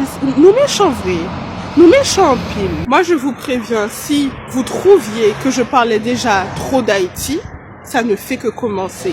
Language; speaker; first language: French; non-native, local second language; Haitian Creole